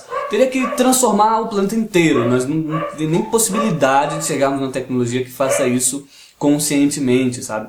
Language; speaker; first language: Portuguese; native; Portuguese